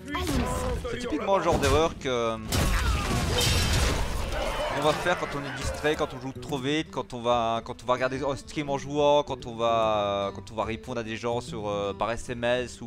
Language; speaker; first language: French; native; French